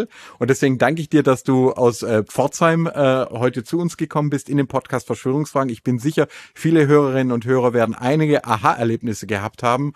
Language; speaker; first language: German; native; German